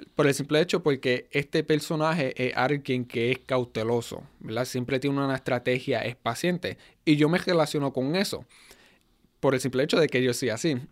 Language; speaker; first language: Spanish; early bilingual, heritage; Spanish